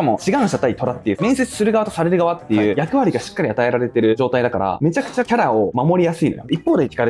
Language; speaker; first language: Japanese; native; Japanese